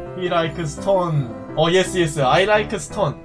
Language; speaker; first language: English; non-native, learner; Korean